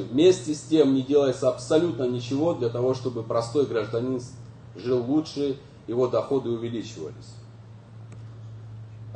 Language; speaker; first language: Russian; native; Russian